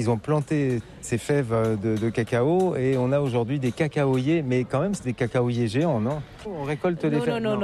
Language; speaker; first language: French; native; French